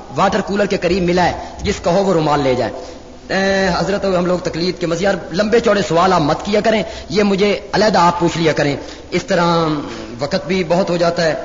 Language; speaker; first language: Urdu; non-native, local second language; Punjabi